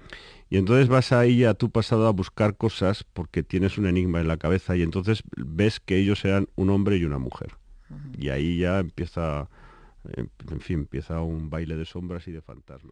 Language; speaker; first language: Spanish; native; Spanish